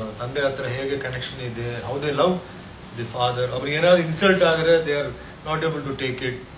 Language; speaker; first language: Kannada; non-native, local second language; Tulu